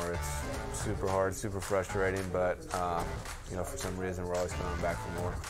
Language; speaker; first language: English; native; English